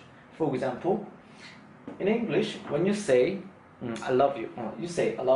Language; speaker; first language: English; non-native, fluent; Korean